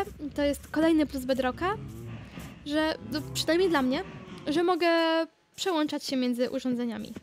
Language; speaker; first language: Polish; native; Polish